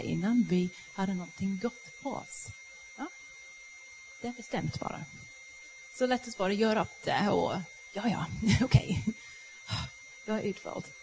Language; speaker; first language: Swedish; non-native, fluent; English